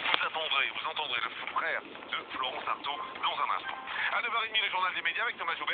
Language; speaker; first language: French; native; French